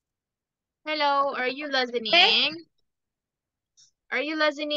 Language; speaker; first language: English; non-native, fluent; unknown